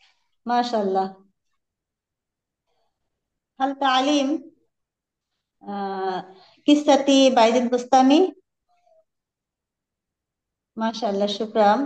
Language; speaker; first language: Arabic; non-native, learner; Bangla